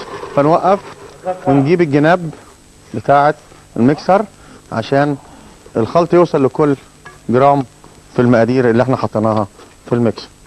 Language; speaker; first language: Arabic; native; Arabic